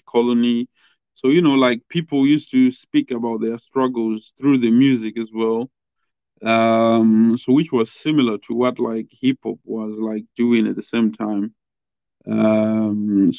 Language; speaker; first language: English; non-native, local second language; Shona